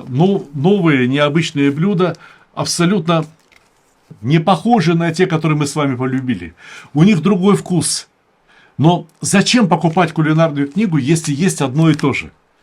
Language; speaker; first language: Russian; native; Russian